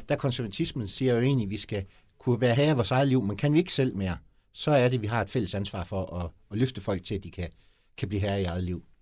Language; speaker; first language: Danish; native; Danish